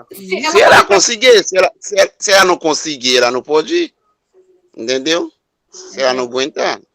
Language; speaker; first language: Portuguese; non-native, learner; Haitian Creole